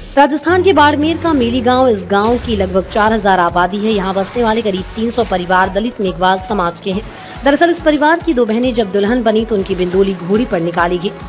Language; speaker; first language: Hindi; native; Hindi